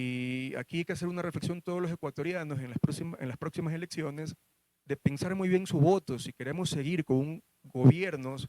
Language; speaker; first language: Spanish; native; Spanish